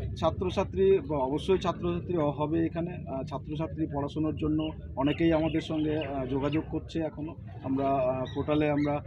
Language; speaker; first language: Bangla; non-native, local second language; Santali